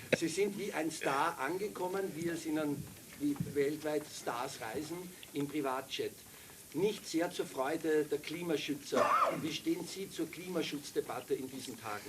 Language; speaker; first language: German; native; German